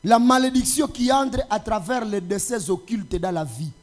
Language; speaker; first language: French; non-native, local second language; Swahili